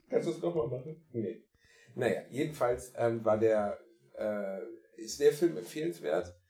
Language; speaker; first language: German; native; German